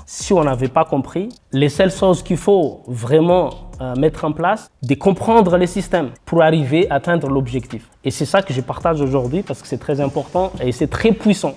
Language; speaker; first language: French; non-native, local second language; Malagasy